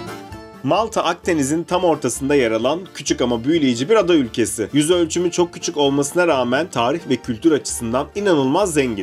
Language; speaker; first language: Turkish; native; Turkish